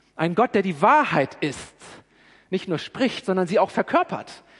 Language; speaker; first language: German; native; German